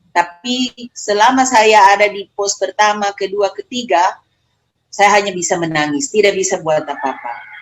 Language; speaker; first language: Indonesian; native; Indonesian